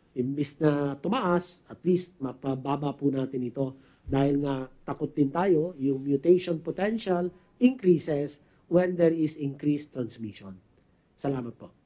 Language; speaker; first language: Filipino; native; Filipino